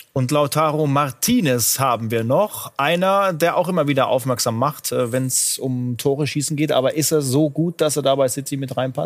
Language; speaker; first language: German; native; German